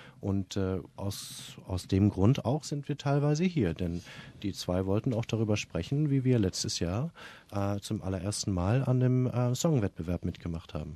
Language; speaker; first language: German; native; German